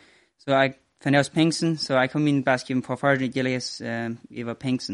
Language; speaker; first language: German; non-native, learner; Plautdietsch